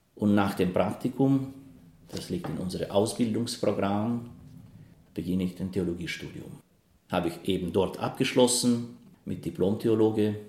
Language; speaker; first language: German; non-native, fluent; Russian